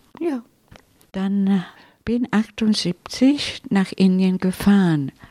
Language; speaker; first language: German; non-native, fluent; Italian